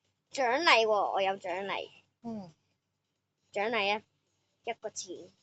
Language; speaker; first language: Chinese; native; Chinese